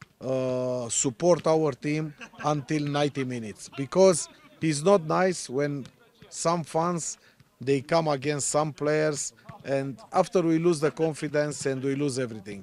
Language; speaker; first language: English; non-native, learner; Romanian